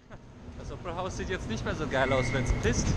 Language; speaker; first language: German; native; German